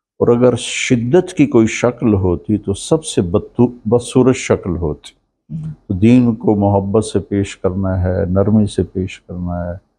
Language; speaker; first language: Urdu; native; Urdu